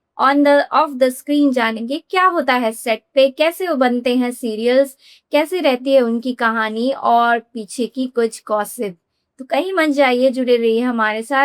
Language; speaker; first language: Hindi; native; Hindi